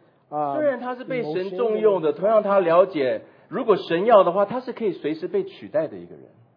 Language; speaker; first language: Chinese; native; Chinese